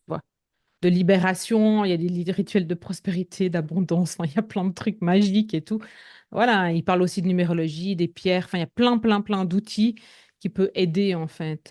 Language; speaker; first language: French; native; French